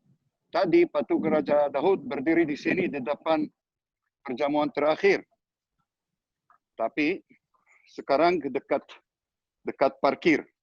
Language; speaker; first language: Indonesian; non-native, learner; Hebrew